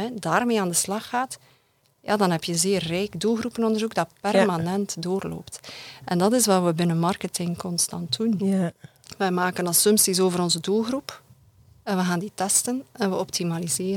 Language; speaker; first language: Dutch; native; Dutch